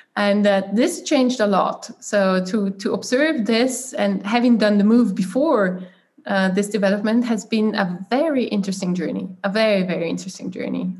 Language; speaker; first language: English; non-native, fluent; German